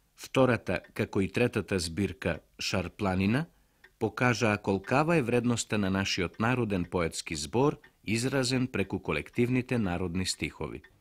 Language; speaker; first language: Macedonian; native; Macedonian